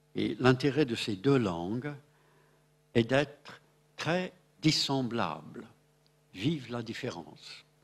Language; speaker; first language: French; non-native, fluent; English